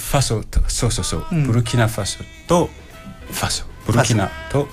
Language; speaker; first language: Japanese; non-native, fluent; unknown